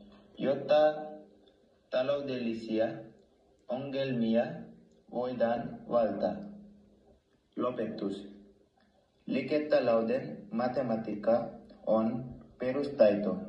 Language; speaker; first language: Finnish; non-native, learner; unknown